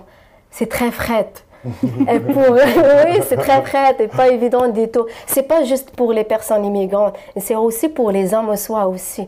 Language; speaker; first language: French; non-native, local second language; Arabic